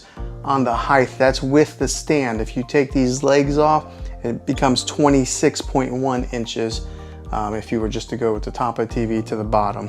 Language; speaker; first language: English; native; English